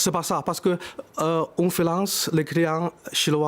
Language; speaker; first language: French; non-native, fluent; Chinese